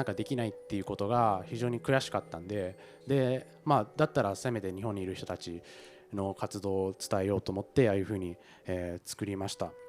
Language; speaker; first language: Japanese; native; Japanese